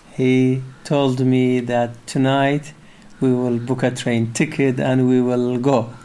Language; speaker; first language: English; non-native, learner; Arabic